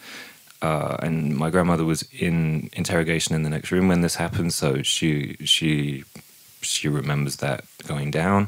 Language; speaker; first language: English; native; English